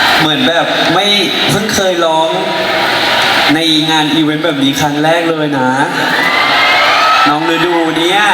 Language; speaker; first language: Thai; native; Thai